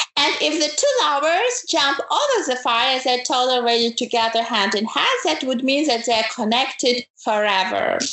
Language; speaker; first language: English; non-native, fluent; Ukrainian